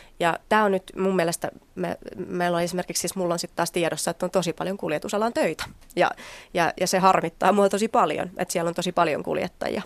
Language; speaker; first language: Finnish; native; Finnish